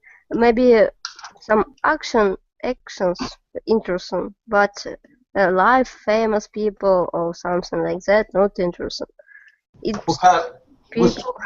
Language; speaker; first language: English; non-native, learner; Russian